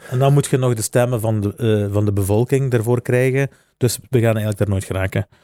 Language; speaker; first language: Dutch; native; Dutch